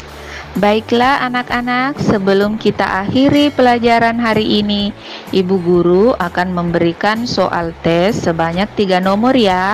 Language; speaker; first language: Indonesian; native; Indonesian